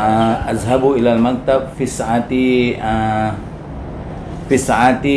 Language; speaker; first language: Arabic; non-native, fluent; Indonesian